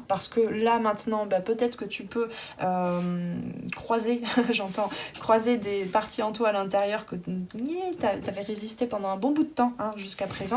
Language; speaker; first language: French; native; French